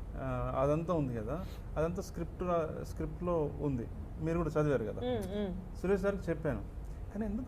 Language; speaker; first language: Telugu; native; Telugu